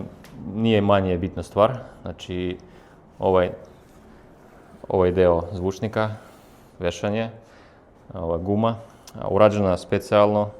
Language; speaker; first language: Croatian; non-native, fluent; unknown